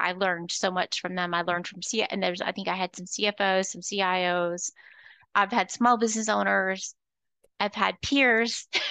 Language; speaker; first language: English; native; English